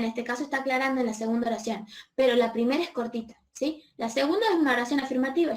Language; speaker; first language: Spanish; native; Spanish